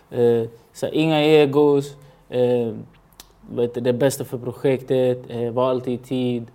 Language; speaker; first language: Swedish; early bilingual, other home language; Spanish